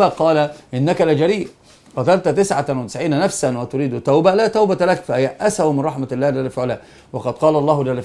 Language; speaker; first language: Arabic; native; Arabic